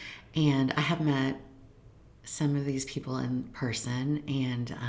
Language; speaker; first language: English; native; English